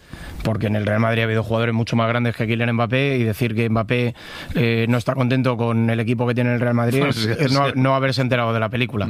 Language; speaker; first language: Spanish; native; Spanish